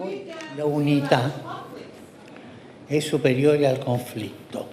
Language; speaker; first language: Italian; non-native, fluent; Spanish